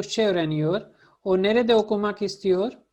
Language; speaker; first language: Turkish; non-native, fluent; Urdu